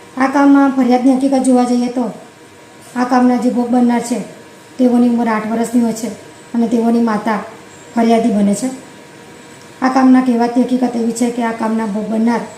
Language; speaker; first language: Gujarati; native; Gujarati